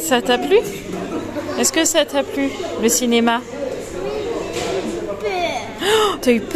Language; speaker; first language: French; native; French